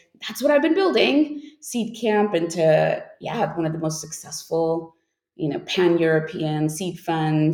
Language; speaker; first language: English; native; English